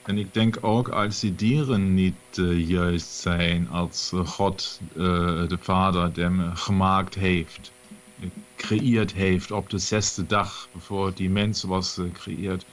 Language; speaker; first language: Dutch; non-native, learner; German